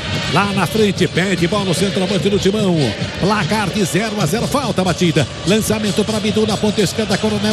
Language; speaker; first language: Portuguese; native; Portuguese